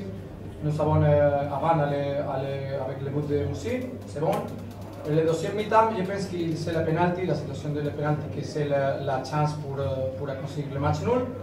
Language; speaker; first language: French; non-native, learner; Spanish